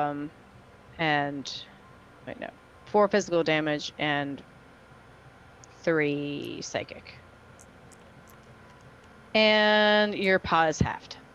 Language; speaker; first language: English; native; English